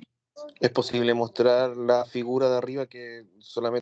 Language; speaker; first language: Spanish; native; Spanish